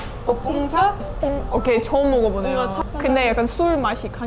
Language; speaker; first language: Korean; non-native, fluent; Estonian